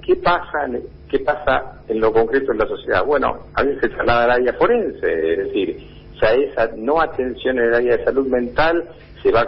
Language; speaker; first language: Spanish; native; Spanish